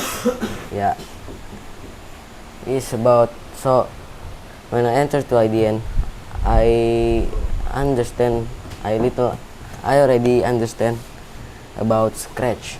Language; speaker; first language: English; non-native, learner; Indonesian